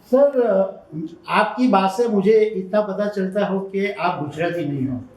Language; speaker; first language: Hindi; non-native, local second language; Gujarati